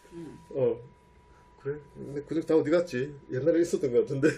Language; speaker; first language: Korean; native; Korean